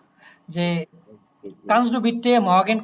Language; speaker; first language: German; non-native, fluent; Bangla